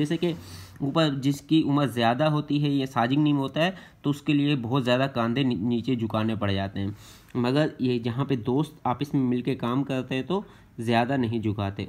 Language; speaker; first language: Urdu; native; Urdu